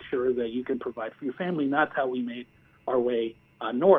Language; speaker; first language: English; early bilingual, other home language; Spanish